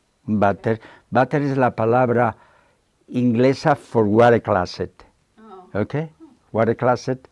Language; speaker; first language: Spanish; native; Spanish